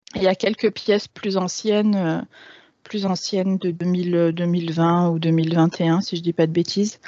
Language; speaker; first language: French; native; French